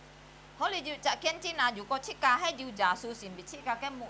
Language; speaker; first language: Chinese; early bilingual, heritage; Hakka Chinese